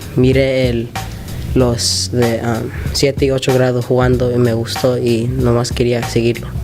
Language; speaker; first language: Spanish; early bilingual, other home language; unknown